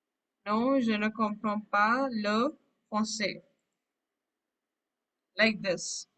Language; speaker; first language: French; non-native, fluent; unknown